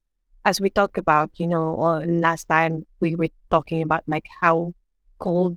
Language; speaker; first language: English; non-native, local second language; Iloko